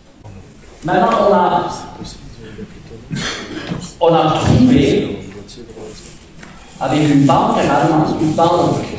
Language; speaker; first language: French; non-native, fluent; German